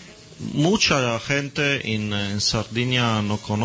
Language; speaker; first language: Spanish; non-native, learner; Italian